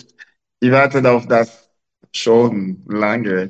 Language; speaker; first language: German; non-native, local second language; French